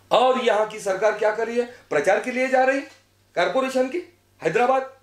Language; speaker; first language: Hindi; non-native, local second language; Marathi